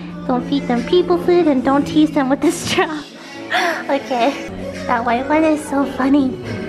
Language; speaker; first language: English; early bilingual, other home language; Korean